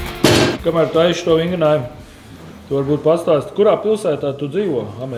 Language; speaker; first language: Latvian; native; Latvian